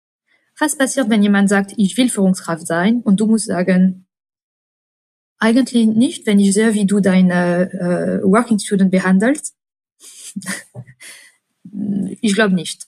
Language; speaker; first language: German; non-native, fluent; French